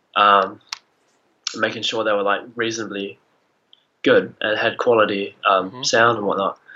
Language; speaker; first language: English; native; English